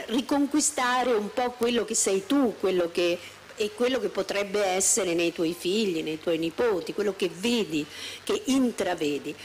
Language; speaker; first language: Italian; native; Italian